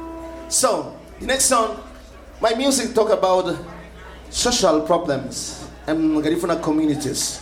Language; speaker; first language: English; non-native, learner; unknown